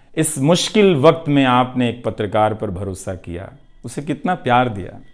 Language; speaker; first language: Hindi; non-native, local second language; Bhojpuri